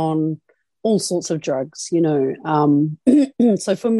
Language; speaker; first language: English; native; English